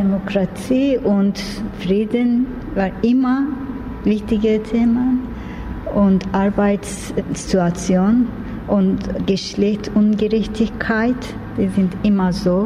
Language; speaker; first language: German; non-native, learner; Turkish